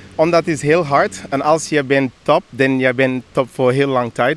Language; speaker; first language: Dutch; non-native, learner; English